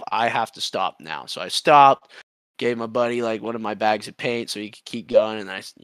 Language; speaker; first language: English; native; English